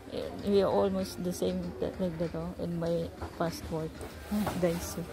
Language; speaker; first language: English; non-native, learner; Filipino